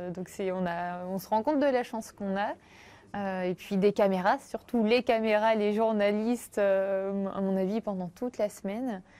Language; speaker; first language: French; native; French